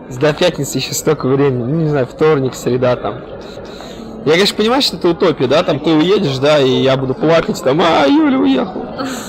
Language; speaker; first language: Russian; native; Russian